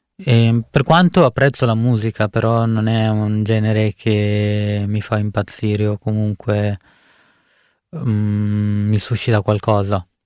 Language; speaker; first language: Italian; early bilingual, other home language; Punjabi